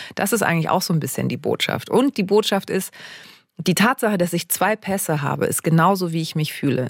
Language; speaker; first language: German; native; German